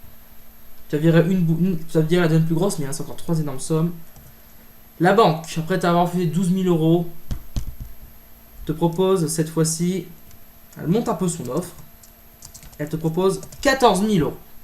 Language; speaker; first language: French; native; French